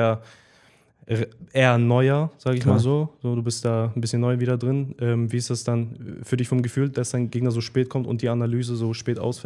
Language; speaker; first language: German; native; German